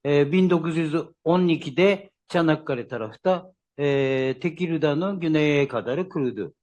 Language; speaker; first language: Turkish; non-native, learner; Japanese